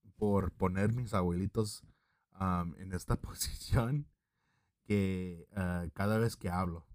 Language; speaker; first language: Spanish; early bilingual, heritage; Spanish